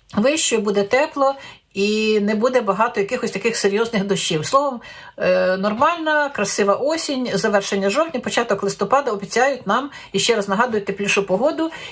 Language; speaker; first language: Ukrainian; native; Ukrainian